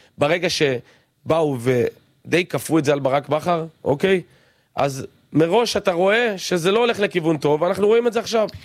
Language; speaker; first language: Hebrew; native; Hebrew